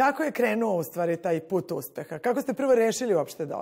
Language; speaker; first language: Serbian; native; Serbian